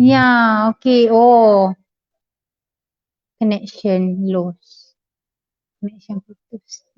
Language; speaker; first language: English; non-native, local second language; Malay